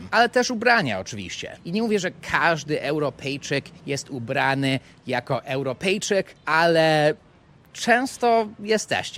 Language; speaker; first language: Polish; non-native, fluent; English